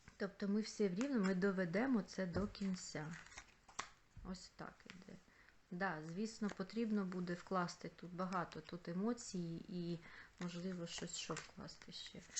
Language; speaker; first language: Ukrainian; non-native, local second language; Russian